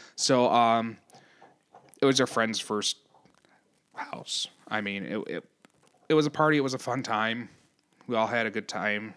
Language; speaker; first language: English; native; English